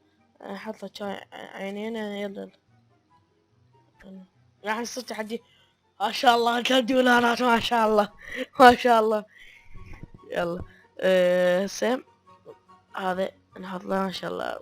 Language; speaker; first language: Arabic; native; Arabic